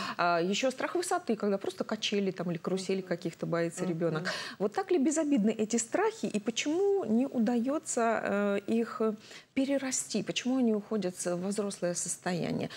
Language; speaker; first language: Russian; native; Russian